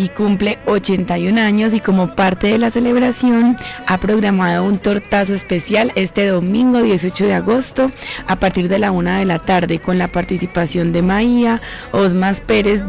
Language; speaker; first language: Spanish; native; Spanish